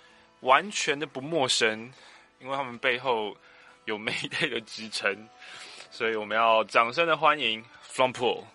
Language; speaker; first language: Chinese; native; Chinese